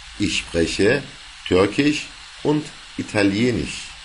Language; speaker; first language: German; non-native, fluent; Turkish